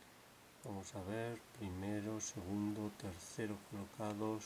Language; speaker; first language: Spanish; native; Spanish